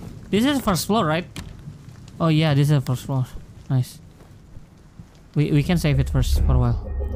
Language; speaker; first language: English; non-native, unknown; Indonesian